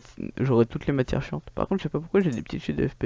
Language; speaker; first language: French; native; French